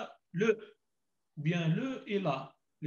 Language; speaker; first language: French; non-native, learner; Arabic